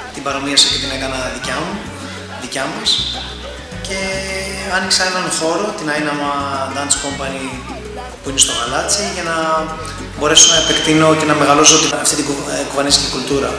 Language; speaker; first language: Greek; early bilingual, heritage; Greek